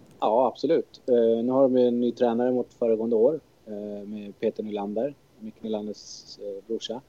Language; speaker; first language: Swedish; native; Swedish